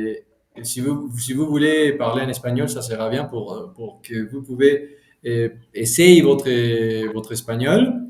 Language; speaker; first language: French; non-native, fluent; Spanish